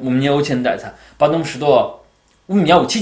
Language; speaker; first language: Russian; non-native, learner; Chinese